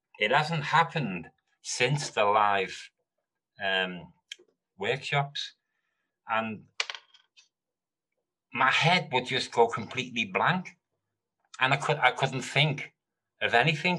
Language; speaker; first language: English; native; English